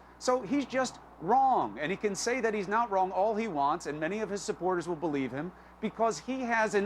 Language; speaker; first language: English; native; English